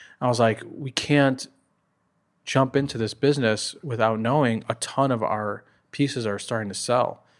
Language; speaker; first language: English; native; English